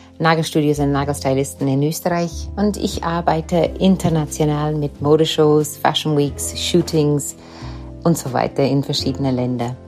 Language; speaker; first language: German; non-native, fluent; English